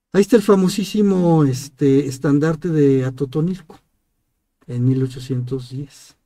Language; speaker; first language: Spanish; native; Spanish